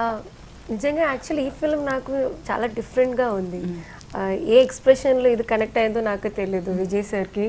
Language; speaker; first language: Telugu; non-native, fluent; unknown